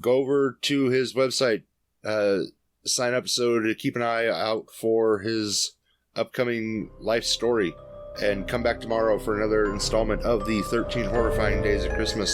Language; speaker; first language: English; native; English